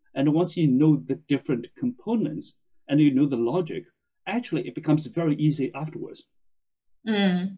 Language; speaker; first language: English; non-native, fluent; Chinese